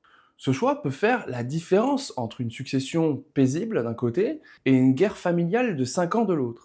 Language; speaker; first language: French; native; French